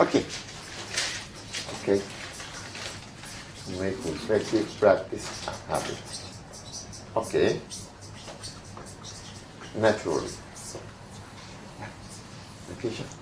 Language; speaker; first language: English; non-native, fluent; Spanish